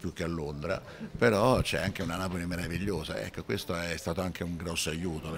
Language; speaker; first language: Italian; native; Italian